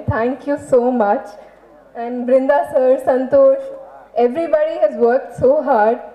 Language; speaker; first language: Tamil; non-native, fluent; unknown